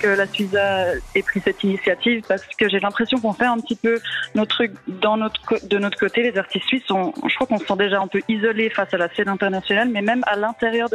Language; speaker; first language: French; native; French